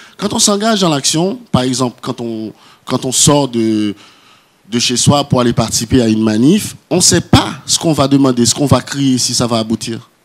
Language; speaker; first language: French; non-native, local second language; Haitian Creole